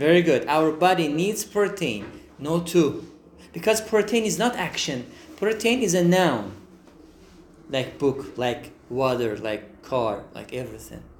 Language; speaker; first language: English; non-native, fluent; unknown